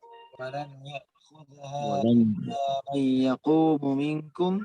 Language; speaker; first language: Arabic; non-native, learner; Indonesian